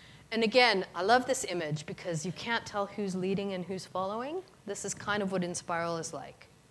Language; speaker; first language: English; native; English